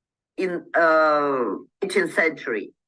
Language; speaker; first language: English; non-native, learner; Ukrainian